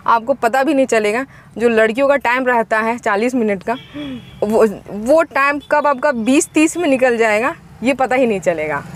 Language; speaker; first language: Hindi; native; Hindi